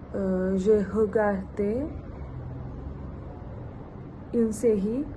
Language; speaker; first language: French; non-native, learner; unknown